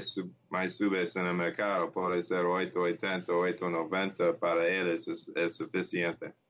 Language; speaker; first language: Portuguese; non-native, learner; English